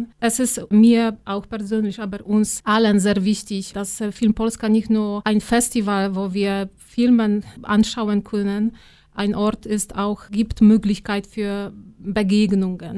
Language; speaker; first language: German; non-native, fluent; Polish